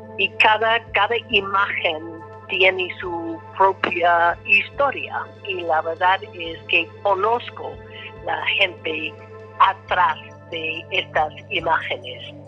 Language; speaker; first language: Spanish; non-native, learner; English